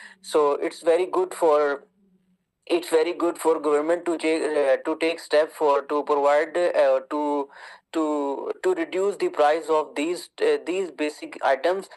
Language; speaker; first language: English; non-native, learner; Urdu